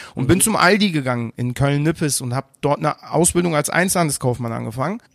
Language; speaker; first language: German; early bilingual, other home language; Turkish